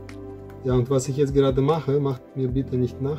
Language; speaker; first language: German; non-native, fluent; Russian